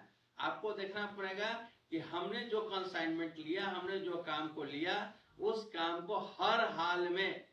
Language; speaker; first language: Hindi; native; Hindi